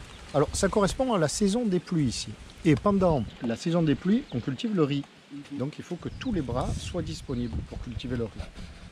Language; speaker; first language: French; native; French